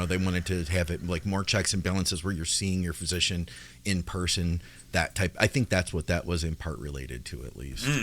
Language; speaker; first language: English; native; English